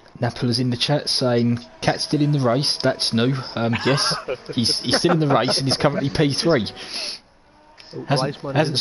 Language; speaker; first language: English; native; English